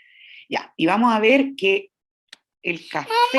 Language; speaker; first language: Spanish; native; Spanish